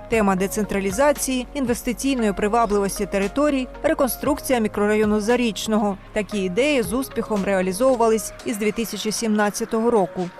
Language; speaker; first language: Ukrainian; native; Ukrainian